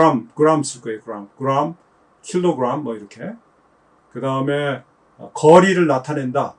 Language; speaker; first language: Korean; native; Korean